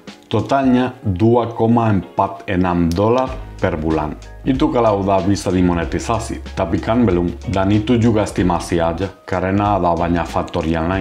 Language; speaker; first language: Indonesian; non-native, fluent; Spanish